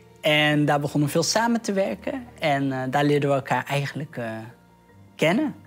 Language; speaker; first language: Dutch; early bilingual, other home language; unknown